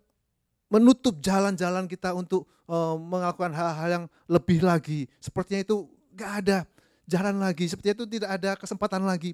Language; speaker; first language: Indonesian; native; Indonesian